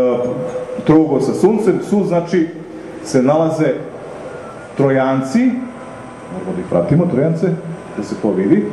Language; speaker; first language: Serbian; native; Serbian